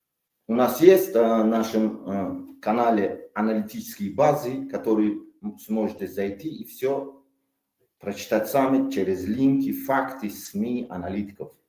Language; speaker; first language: Russian; non-native, local second language; Tajik